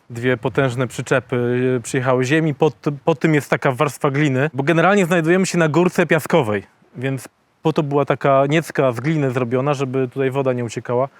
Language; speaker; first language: Polish; native; Polish